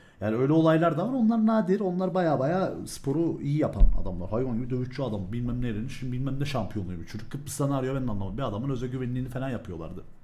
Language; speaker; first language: Turkish; early bilingual, heritage; Turkish